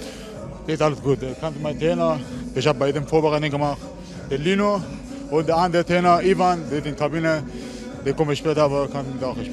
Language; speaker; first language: German; non-native, learner; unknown